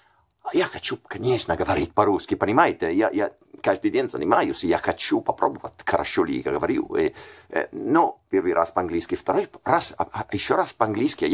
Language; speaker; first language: Russian; non-native, fluent; Italian